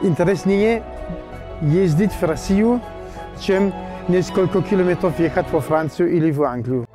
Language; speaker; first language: Russian; non-native, fluent; German